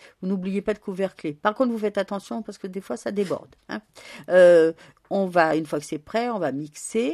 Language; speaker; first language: French; native; French